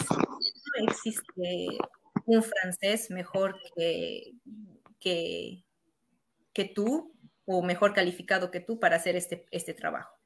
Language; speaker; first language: Spanish; native; Spanish